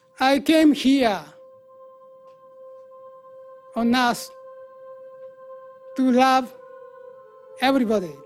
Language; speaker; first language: English; non-native, learner; Japanese